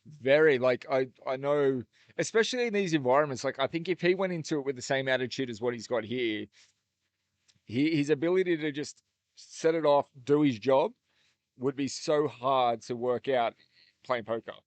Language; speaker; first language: English; native; English